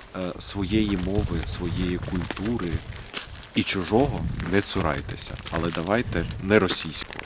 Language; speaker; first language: Ukrainian; non-native, local second language; Russian